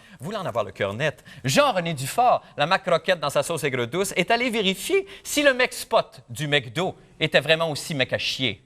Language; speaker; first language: French; native; French